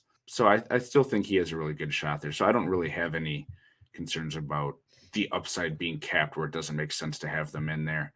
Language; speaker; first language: English; native; English